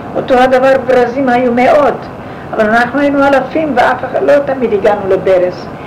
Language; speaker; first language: Hebrew; non-native, fluent; Yiddish